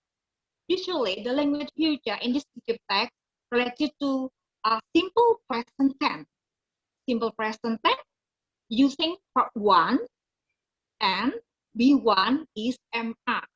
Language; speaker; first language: English; non-native, learner; Indonesian